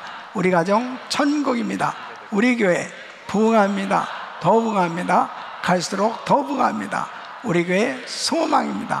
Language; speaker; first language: Korean; native; Korean